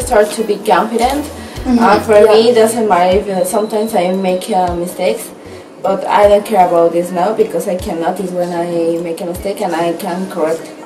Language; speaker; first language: English; non-native, learner; Spanish